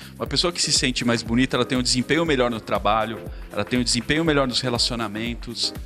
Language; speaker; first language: Portuguese; native; Portuguese